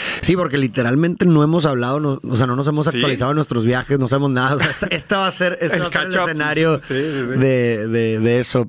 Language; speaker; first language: Spanish; native; Spanish